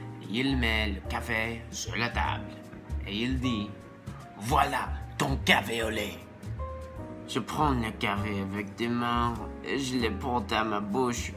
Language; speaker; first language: French; non-native, learner; English